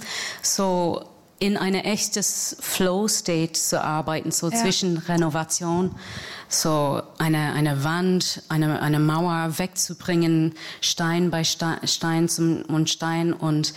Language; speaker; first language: German; non-native, fluent; English